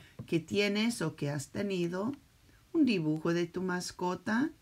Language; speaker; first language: Spanish; early bilingual, heritage; Spanish